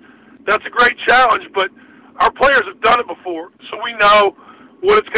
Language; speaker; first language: English; native; English